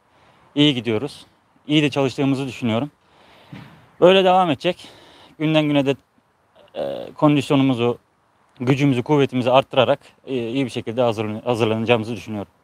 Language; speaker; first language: Turkish; native; Turkish